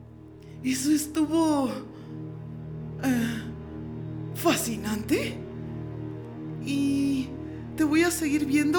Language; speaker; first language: Spanish; native; Spanish